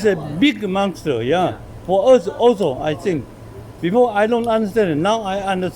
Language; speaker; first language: English; non-native, learner; Chinese